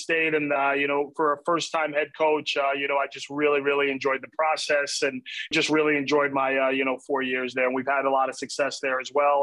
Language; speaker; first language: English; native; English